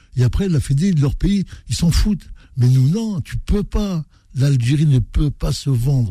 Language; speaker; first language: French; native; French